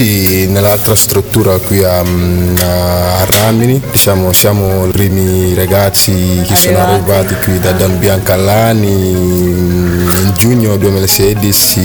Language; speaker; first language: Italian; non-native, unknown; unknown